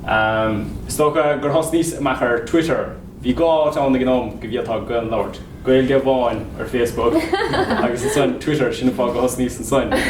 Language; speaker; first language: Irish; native; Irish